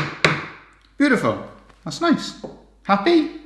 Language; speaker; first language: English; native; English